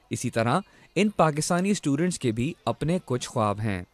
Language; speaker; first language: Urdu; native; Urdu